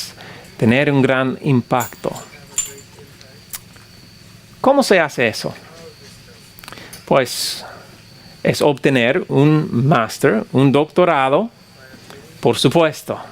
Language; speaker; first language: Spanish; non-native, fluent; English